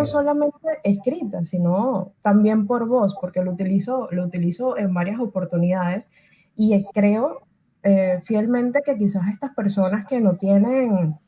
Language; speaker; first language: Spanish; native; Spanish